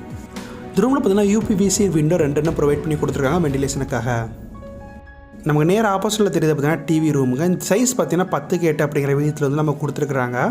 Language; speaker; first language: Tamil; native; Tamil